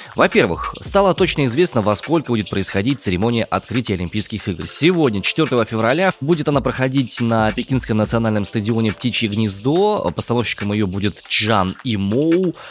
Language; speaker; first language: Russian; native; Russian